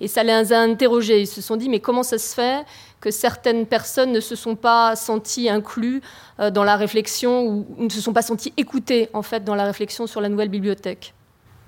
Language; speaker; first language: French; native; French